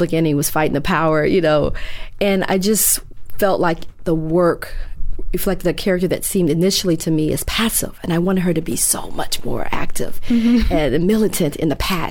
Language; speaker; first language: English; native; English